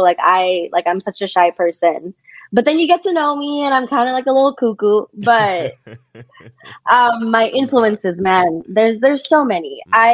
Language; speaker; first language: English; native; English